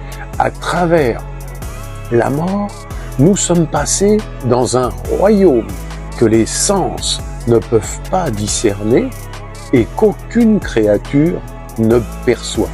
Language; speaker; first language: French; native; French